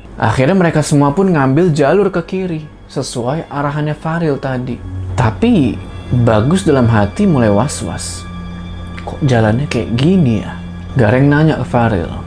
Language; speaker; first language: Indonesian; native; Indonesian